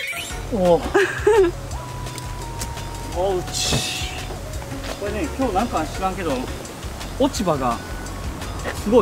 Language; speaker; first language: Japanese; native; Japanese